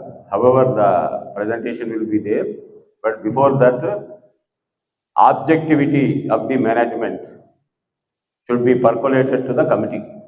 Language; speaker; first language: English; non-native, local second language; Telugu